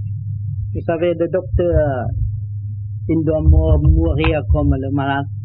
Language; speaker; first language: French; non-native, learner; Vietnamese